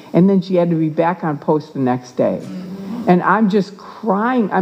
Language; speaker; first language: English; native; English